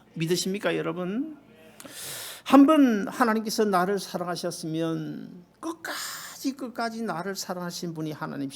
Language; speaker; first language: Korean; native; Korean